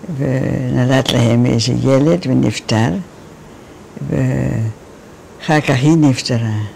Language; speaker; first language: Hebrew; non-native, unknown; Dutch